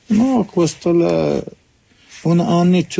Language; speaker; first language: Italian; non-native, learner; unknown